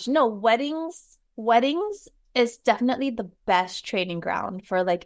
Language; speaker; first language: English; native; English